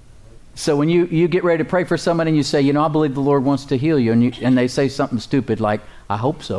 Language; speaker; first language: English; native; English